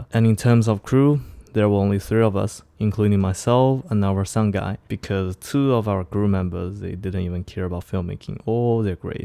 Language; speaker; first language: English; non-native, fluent; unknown